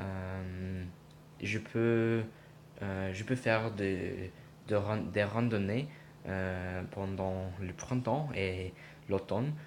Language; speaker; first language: French; non-native, learner; English